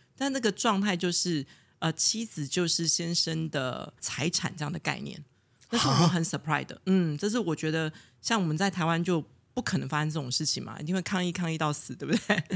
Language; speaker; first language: Chinese; native; Chinese